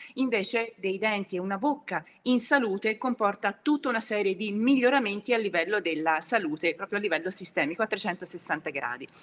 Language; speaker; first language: Italian; native; Italian